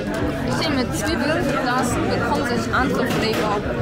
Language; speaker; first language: German; native; German